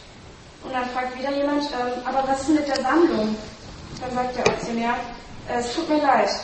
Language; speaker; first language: German; native; German